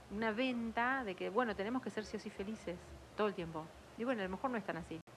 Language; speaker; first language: Spanish; native; Spanish